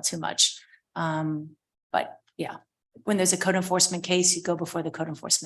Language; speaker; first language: English; native; English